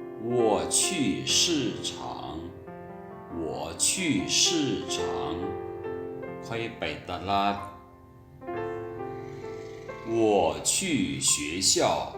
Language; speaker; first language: Chinese; non-native, fluent; Lao